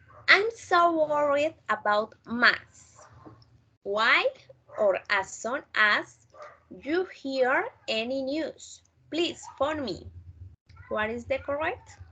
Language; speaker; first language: English; non-native, fluent; Spanish